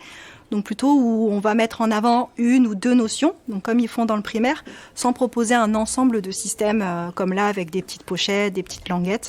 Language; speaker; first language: French; native; French